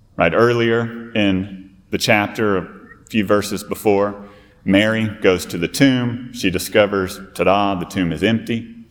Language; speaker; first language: English; native; English